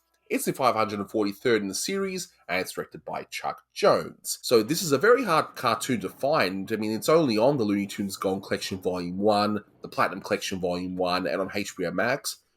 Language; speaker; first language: English; native; English